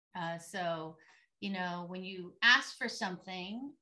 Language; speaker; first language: English; native; English